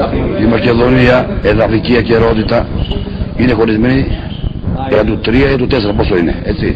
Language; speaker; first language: Greek; non-native, local second language; Macedonian